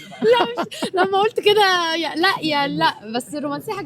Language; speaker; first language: Arabic; native; Arabic